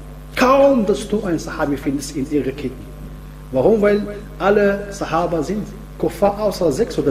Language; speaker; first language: German; non-native, fluent; Arabic